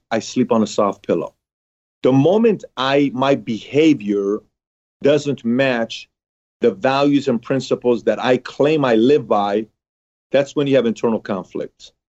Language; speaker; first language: English; early bilingual, other home language; Persian